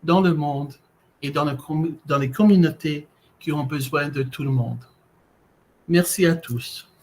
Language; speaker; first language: French; non-native, fluent; English